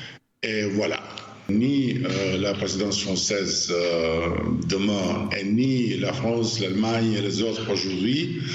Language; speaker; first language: French; non-native, fluent; Albanian